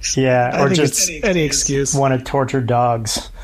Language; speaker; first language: English; native; English